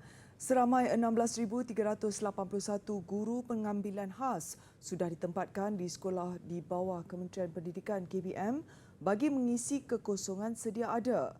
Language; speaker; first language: Malay; native; Malay